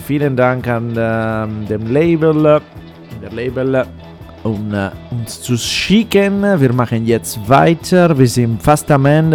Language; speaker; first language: German; non-native, fluent; Italian